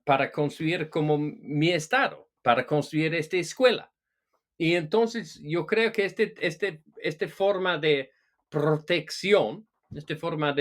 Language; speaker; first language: Spanish; non-native, fluent; English